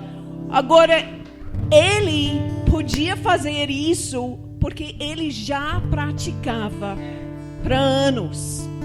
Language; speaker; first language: Portuguese; non-native, fluent; English